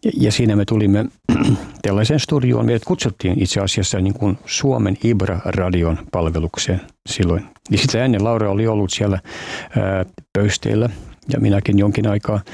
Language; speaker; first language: Finnish; native; Finnish